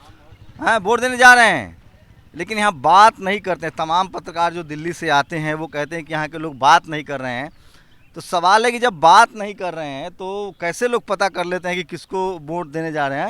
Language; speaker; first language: Hindi; native; Hindi